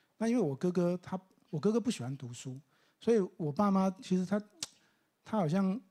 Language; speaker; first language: Chinese; native; Chinese